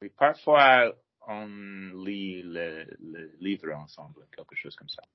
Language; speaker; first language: French; non-native, learner; English